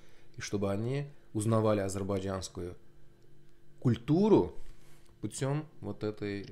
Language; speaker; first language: Russian; non-native, local second language; Azerbaijani